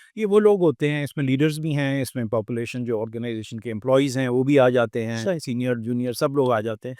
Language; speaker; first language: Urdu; native; Urdu